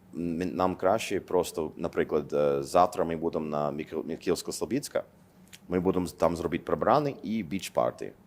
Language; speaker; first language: Ukrainian; non-native, learner; English